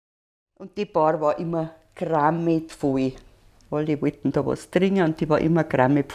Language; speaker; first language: German; native; German